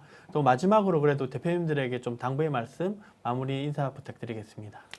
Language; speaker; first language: Korean; native; Korean